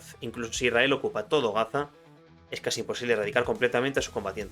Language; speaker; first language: Spanish; native; Spanish